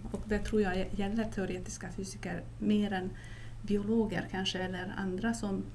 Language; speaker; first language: Swedish; non-native, fluent; Romanian